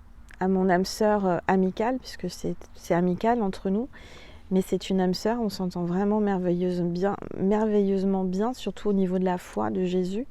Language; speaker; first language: French; native; French